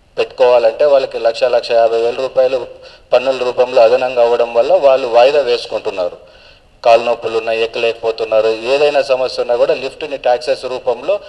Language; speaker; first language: Telugu; native; Telugu